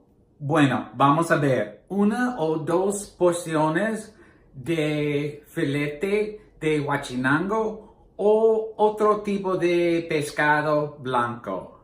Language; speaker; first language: Spanish; non-native, learner; English